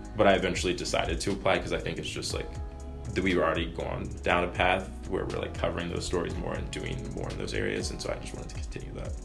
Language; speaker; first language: English; native; English